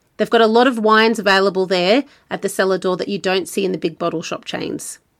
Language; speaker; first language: English; native; English